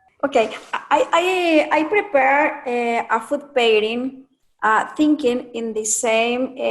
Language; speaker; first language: English; non-native, learner; Spanish